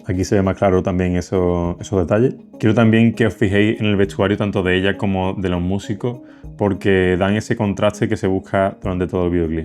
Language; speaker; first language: Spanish; native; Spanish